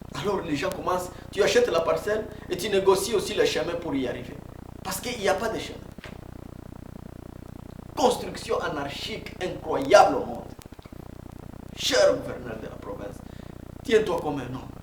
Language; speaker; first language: French; non-native, local second language; Swahili